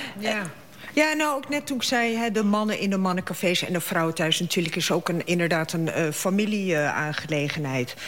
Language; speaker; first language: Dutch; early bilingual, other home language; Arabic